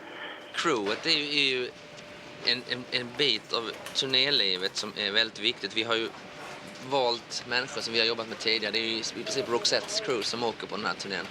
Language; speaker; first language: Swedish; native; Swedish